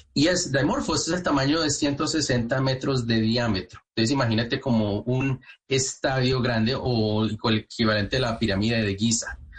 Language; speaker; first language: Spanish; native; Spanish